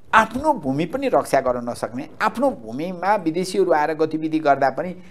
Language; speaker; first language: Nepali; native; Nepali